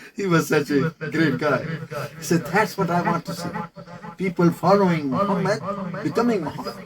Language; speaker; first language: English; non-native, local second language; Urdu